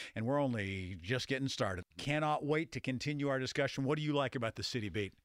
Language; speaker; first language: English; native; English